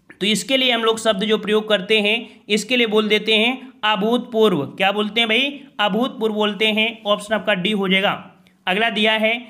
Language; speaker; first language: Hindi; native; Hindi